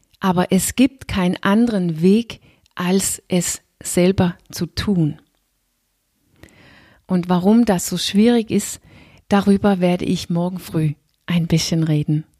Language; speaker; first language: German; non-native, fluent; Danish